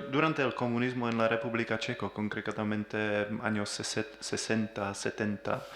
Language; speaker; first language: Spanish; non-native, learner; Czech